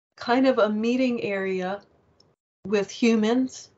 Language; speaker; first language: English; native; English